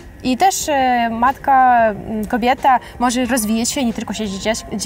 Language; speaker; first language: Polish; non-native, fluent; Ukrainian